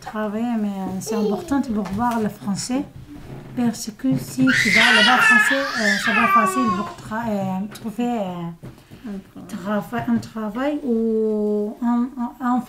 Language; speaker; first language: French; non-native, learner; Somali